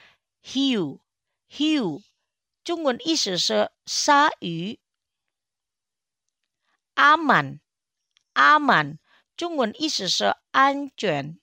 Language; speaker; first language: Chinese; non-native, fluent; Indonesian